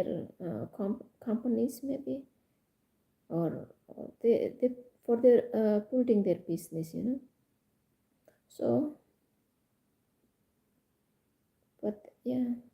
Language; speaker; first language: English; non-native, fluent; Indonesian